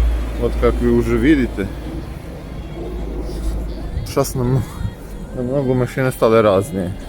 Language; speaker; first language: Russian; non-native, fluent; Serbian